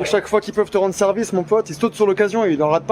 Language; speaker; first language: French; native; French